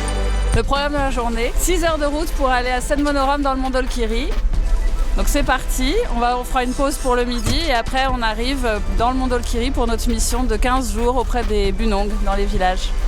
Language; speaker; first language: French; native; French